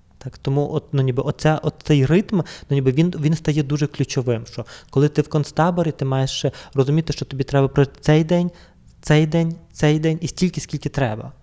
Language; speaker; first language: Ukrainian; native; Ukrainian